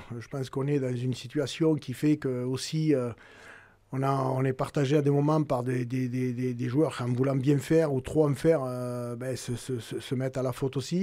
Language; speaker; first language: French; native; French